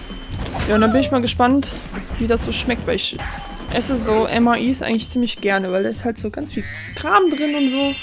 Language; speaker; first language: German; native; German